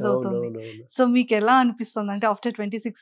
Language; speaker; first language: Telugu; native; Telugu